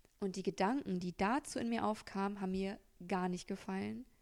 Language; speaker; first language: German; native; German